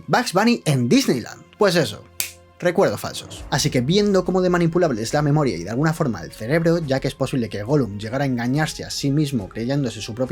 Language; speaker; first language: Spanish; native; Spanish